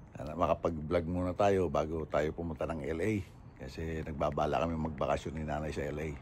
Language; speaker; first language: Filipino; native; Filipino